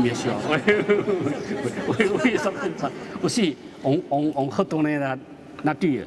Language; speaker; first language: French; non-native, learner; Chinese